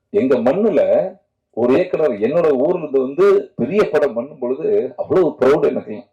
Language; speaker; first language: Tamil; native; Tamil